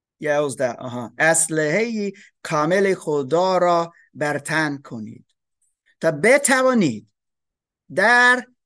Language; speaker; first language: Persian; non-native, fluent; English